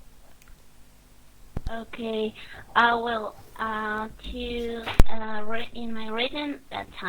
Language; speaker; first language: English; non-native, learner; Spanish